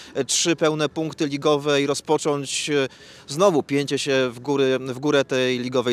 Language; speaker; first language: Polish; native; Polish